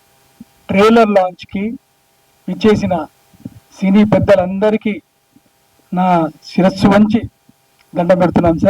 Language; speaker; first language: Telugu; native; Telugu